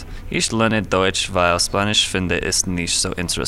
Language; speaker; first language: German; non-native, learner; English